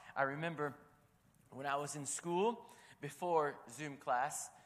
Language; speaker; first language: English; native; English